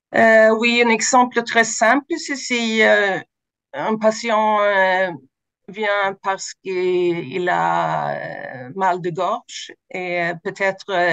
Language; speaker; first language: French; non-native, fluent; Swedish